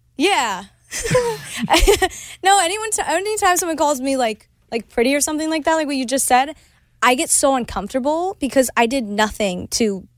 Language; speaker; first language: English; early bilingual, other home language; Spanish